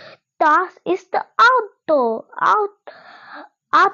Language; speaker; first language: German; non-native, learner; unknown